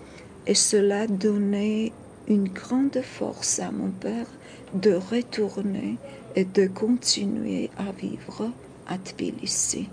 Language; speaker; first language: French; non-native, fluent; Georgian